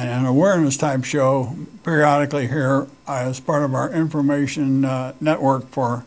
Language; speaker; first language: English; native; English